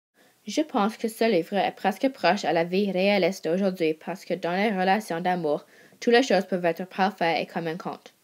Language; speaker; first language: French; non-native, learner; English